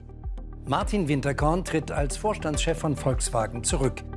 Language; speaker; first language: German; native; German